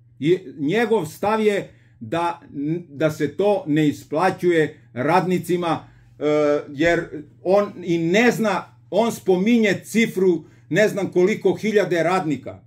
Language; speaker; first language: Croatian; native; Croatian